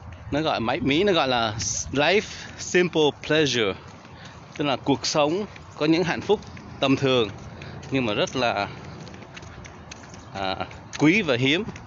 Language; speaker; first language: Vietnamese; native; Vietnamese